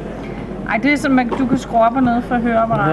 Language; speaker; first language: Danish; native; Danish